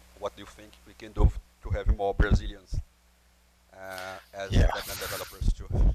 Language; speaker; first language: English; non-native, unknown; Portuguese